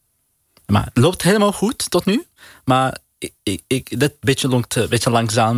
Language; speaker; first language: Dutch; non-native, learner; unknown